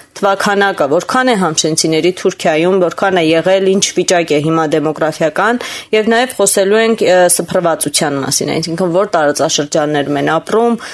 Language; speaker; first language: Armenian; native; Armenian